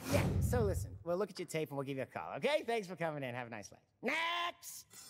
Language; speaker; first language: English; non-native, fluent; Portuguese